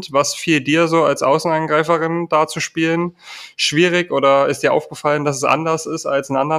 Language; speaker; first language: German; native; German